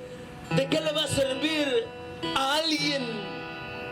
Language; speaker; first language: Spanish; native; Spanish